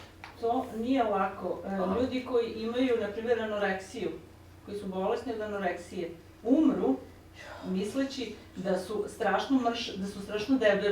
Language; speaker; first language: Bosnian; native; Bosnian